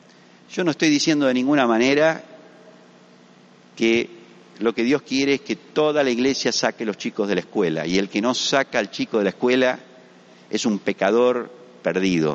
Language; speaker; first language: Spanish; native; Spanish